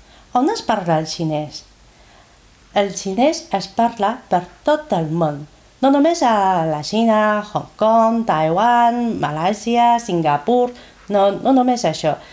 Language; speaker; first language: Catalan; non-native, fluent; Chinese